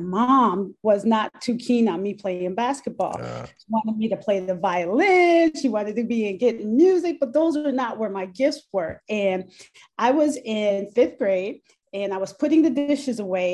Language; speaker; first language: English; native; English